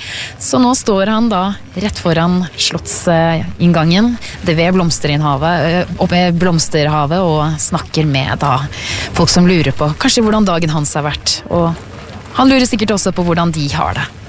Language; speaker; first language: Norwegian; native; Norwegian